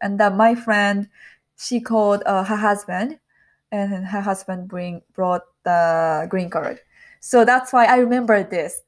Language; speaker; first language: English; non-native, learner; Japanese